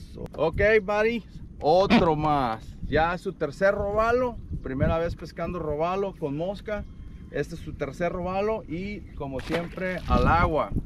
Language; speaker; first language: Spanish; native; Spanish